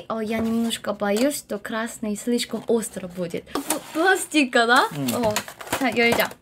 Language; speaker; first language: Russian; non-native, learner; Korean